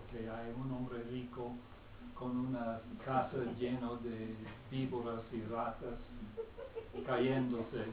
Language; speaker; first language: Spanish; non-native, fluent; English